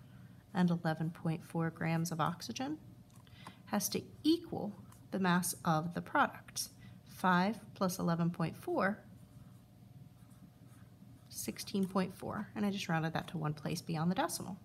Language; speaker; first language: English; native; English